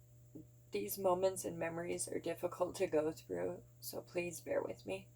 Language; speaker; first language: English; native; English